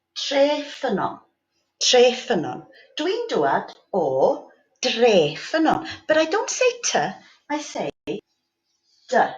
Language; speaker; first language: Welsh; native; Welsh